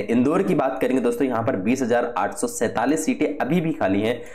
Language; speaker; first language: Hindi; native; Hindi